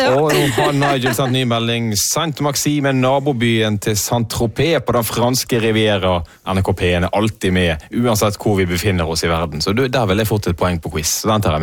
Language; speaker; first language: Norwegian; native; Norwegian